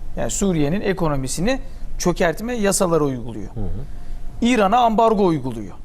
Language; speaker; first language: Turkish; native; Turkish